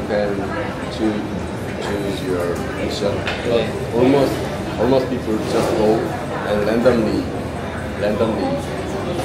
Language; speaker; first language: English; non-native, learner; Korean